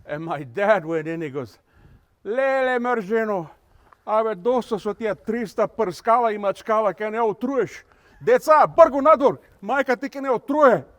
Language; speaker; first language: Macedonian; early bilingual, heritage; Macedonian